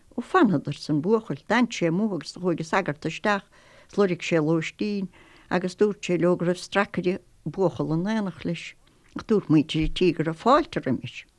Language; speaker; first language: Irish; native; Irish